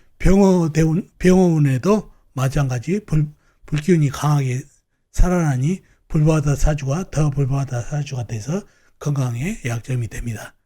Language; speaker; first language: Korean; native; Korean